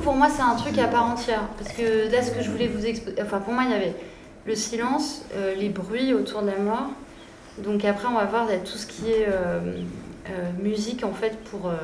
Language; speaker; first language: French; native; French